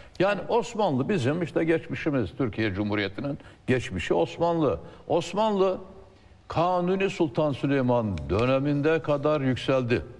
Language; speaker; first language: Turkish; native; Turkish